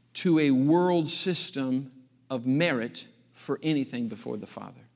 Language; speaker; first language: English; native; English